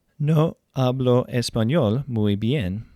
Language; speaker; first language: Spanish; non-native, fluent; English